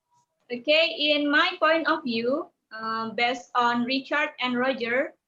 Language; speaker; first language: English; non-native, learner; Indonesian